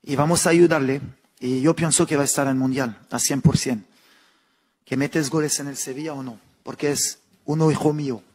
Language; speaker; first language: Spanish; non-native, fluent; Arabic